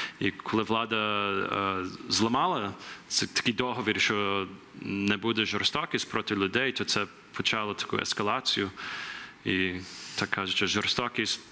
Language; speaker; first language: Ukrainian; early bilingual, heritage; Ukrainian